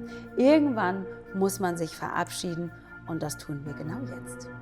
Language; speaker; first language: German; native; German